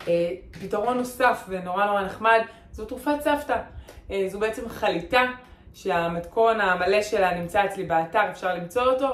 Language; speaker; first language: Hebrew; native; Hebrew